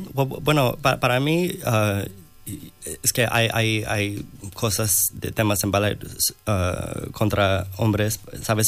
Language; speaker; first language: Spanish; non-native, learner; English